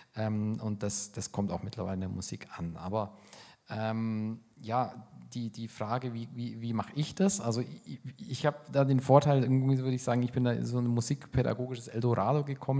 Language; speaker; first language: German; native; German